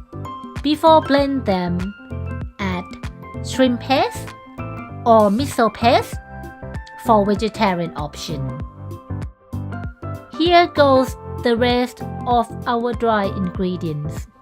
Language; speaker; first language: English; non-native, fluent; Thai